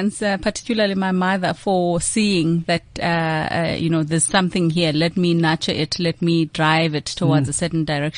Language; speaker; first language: English; non-native, local second language; Xhosa